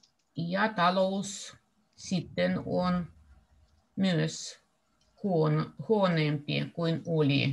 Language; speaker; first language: Finnish; non-native, learner; Russian